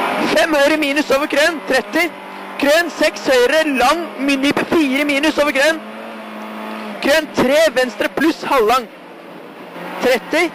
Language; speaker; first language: Norwegian; native; Norwegian